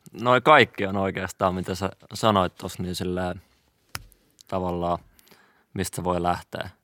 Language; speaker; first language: Finnish; native; Finnish